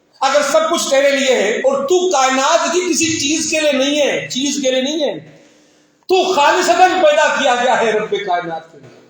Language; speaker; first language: Urdu; non-native, local second language; Sindhi